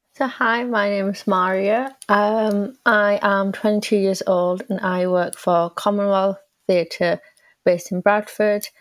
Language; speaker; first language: English; native; English